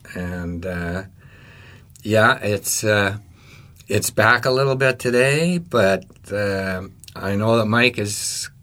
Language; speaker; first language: English; native; English